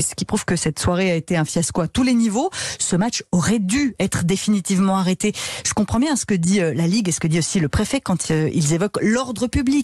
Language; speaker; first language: French; native; French